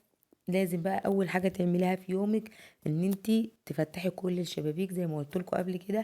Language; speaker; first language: Arabic; native; Arabic